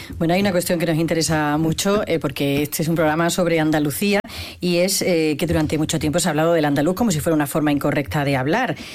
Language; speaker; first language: Spanish; native; Spanish